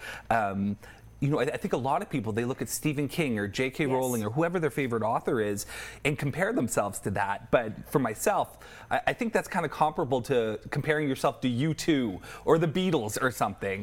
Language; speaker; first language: English; native; English